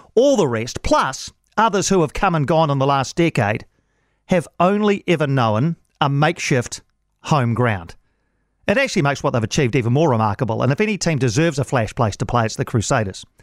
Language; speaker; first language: English; native; English